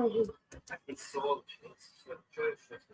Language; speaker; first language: Russian; non-native, learner; Turkmen